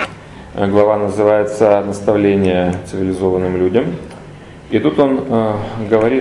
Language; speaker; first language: Russian; native; Russian